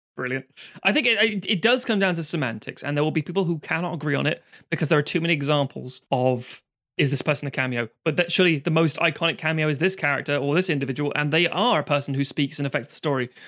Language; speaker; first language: English; native; English